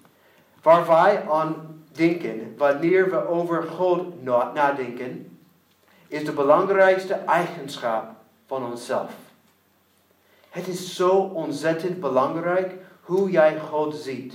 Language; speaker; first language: Dutch; non-native, learner; English